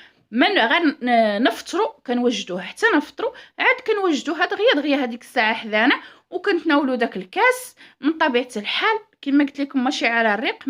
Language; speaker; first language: Arabic; native; Arabic